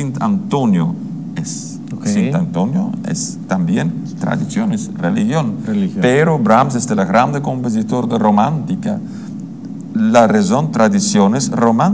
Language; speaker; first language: Spanish; non-native, learner; Dutch